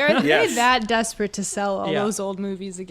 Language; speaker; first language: English; native; English